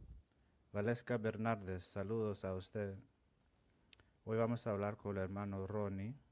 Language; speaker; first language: Spanish; non-native, local second language; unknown